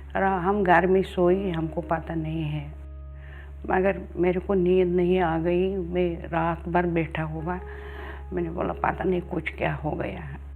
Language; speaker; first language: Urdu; non-native, local second language; Kashmiri